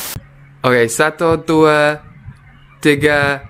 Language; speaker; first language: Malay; non-native, fluent; English